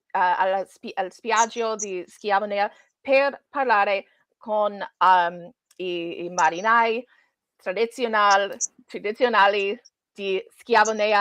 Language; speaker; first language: Italian; non-native, learner; English